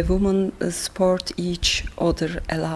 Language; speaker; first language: English; non-native, learner; Turkish